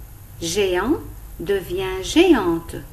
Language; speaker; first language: French; non-native, local second language; Arabic